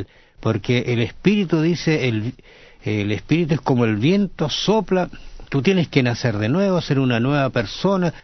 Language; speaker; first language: Spanish; native; Spanish